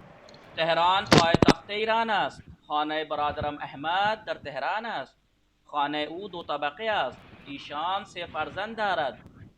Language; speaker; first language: Persian; non-native, fluent; Urdu